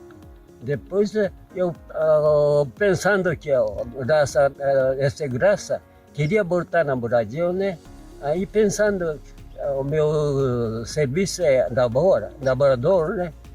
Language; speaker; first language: Portuguese; non-native, learner; Japanese